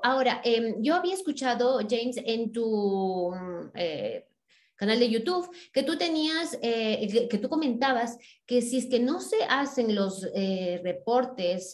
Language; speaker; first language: Spanish; native; Spanish